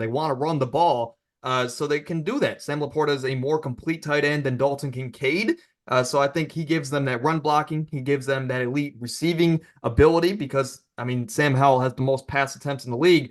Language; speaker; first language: English; native; English